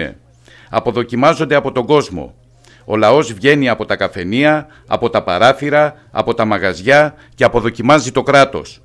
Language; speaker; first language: Greek; native; Greek